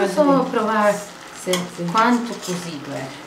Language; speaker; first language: Portuguese; non-native, learner; Croatian